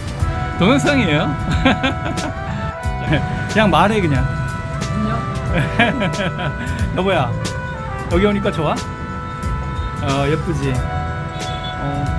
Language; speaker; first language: Korean; native; Korean